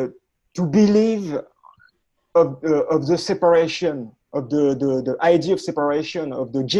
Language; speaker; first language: English; non-native, learner; French